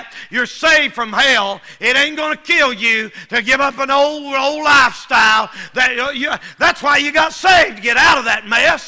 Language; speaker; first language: English; native; English